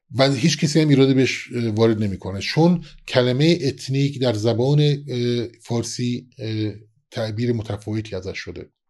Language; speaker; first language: Persian; non-native, local second language; Kurdish